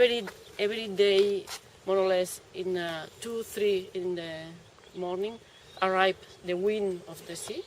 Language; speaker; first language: English; non-native, learner; Catalan